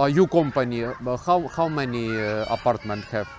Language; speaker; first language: English; non-native, learner; Ukrainian